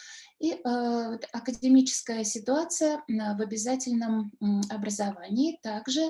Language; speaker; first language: Russian; native; Russian